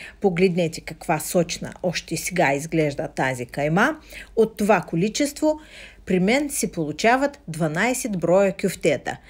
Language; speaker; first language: Bulgarian; non-native, fluent; Russian